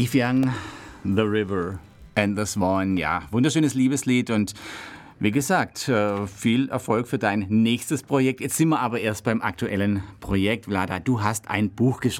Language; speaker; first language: German; native; German